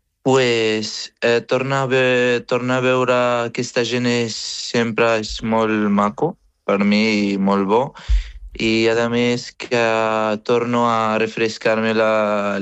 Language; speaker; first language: Catalan; non-native, fluent; Arabic